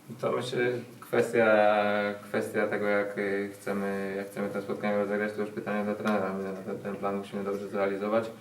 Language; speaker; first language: Polish; native; Polish